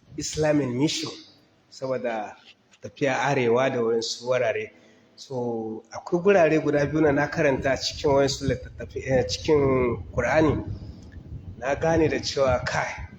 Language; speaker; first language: Hausa; non-native, local second language; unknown